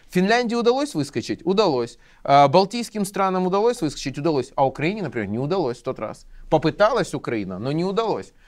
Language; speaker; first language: Russian; native; Russian